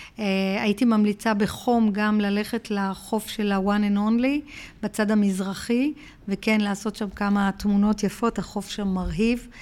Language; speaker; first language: Hebrew; early bilingual, heritage; Hebrew